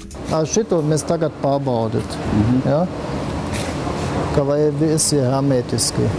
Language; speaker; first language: Latvian; non-native, learner; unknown